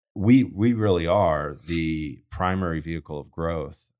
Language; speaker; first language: English; native; English